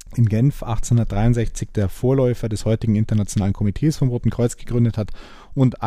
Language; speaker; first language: German; native; German